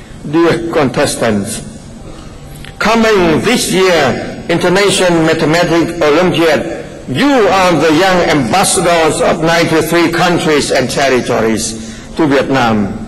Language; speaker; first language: English; non-native, fluent; Vietnamese